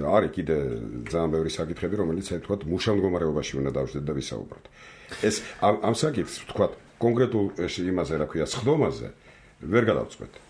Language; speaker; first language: Georgian; non-native, local second language; Armenian